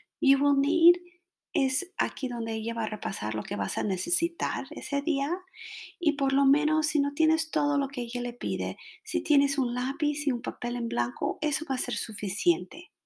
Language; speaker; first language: Spanish; non-native, fluent; English